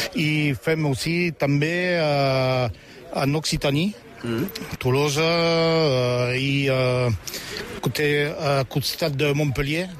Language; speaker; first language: Catalan; non-native, local second language; French